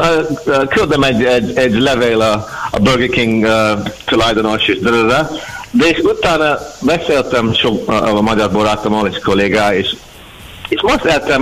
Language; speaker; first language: Hungarian; non-native, learner; English